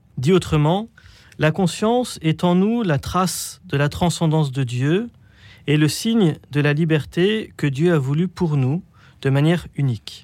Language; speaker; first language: French; native; French